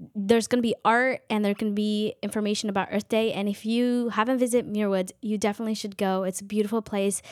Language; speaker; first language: English; non-native, fluent; Kʼicheʼ